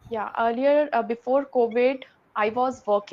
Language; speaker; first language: English; non-native, learner; Hindi